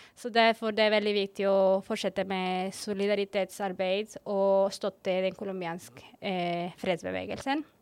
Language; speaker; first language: Norwegian; non-native, fluent; Spanish